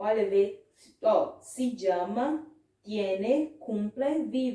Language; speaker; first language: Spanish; non-native, fluent; Portuguese